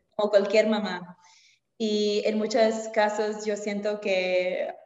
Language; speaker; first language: Spanish; native; Spanish